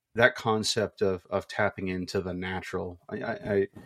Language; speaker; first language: English; native; English